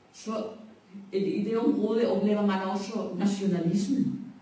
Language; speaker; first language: Danish; non-native, fluent; Spanish